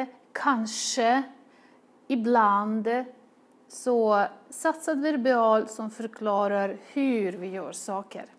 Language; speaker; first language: Swedish; non-native, fluent; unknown